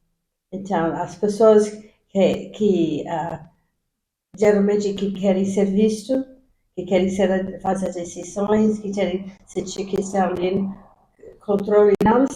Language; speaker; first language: Portuguese; non-native, fluent; English